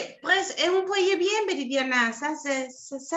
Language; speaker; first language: French; non-native, fluent; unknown